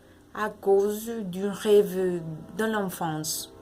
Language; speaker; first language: French; non-native, learner; Spanish